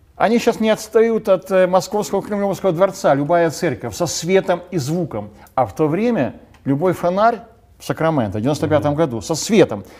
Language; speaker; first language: Russian; non-native, local second language; Ukrainian